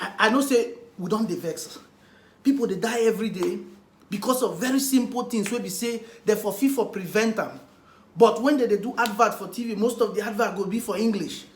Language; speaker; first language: Nigerian Pidgin; non-native, local second language; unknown